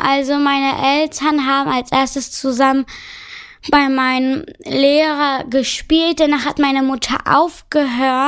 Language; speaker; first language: German; early bilingual, other home language; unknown